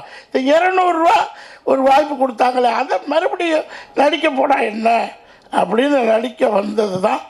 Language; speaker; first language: Tamil; native; Tamil